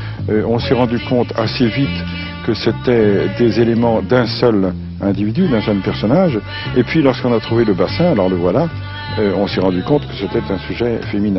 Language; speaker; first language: French; native; French